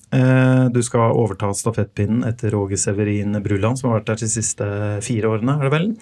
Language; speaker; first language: Norwegian; native; Norwegian